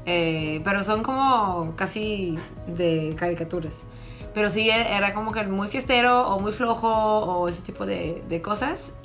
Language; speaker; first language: Spanish; non-native, fluent; French